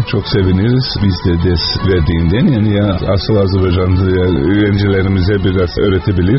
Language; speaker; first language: Turkish; non-native, fluent; Dutch